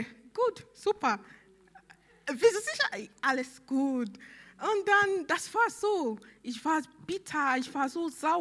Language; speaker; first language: German; non-native, learner; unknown